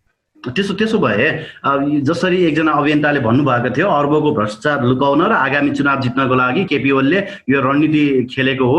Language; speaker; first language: Nepali; native; Nepali